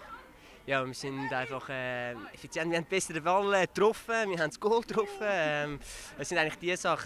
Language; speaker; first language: German; native; German